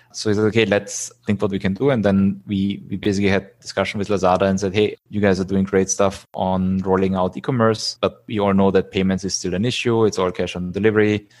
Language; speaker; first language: English; non-native, fluent; German